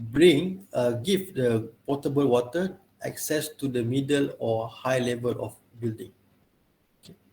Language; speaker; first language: English; non-native, local second language; Malay